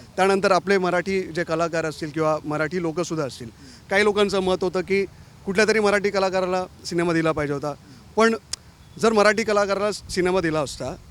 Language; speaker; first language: Marathi; native; Marathi